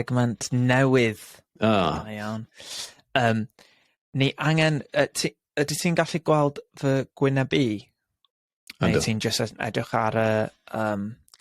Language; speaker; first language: Welsh; non-native, local second language; English